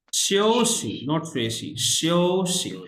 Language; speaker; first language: Chinese; non-native, fluent; Urdu